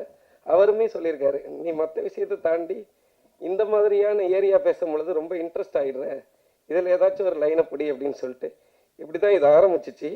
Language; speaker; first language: Tamil; native; Tamil